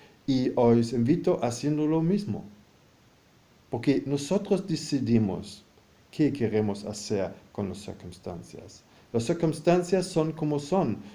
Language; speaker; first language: Spanish; non-native, fluent; German